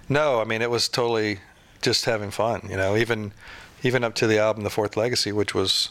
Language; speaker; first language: English; native; English